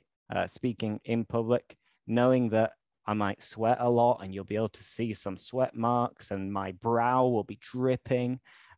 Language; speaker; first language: English; native; English